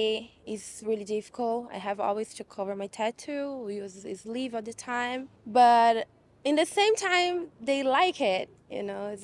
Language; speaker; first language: English; non-native, fluent; Portuguese